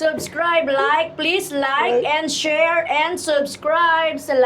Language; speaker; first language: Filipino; non-native, local second language; Cebuano